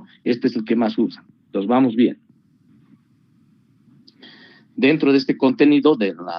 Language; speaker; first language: Spanish; native; Spanish